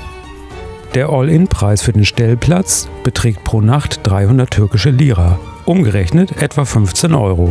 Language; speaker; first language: German; native; German